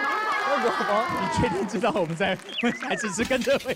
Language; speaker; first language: Chinese; native; Chinese